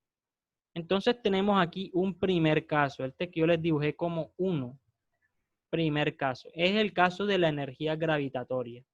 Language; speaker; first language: Spanish; native; Spanish